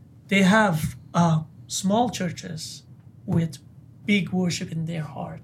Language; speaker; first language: English; non-native, fluent; Persian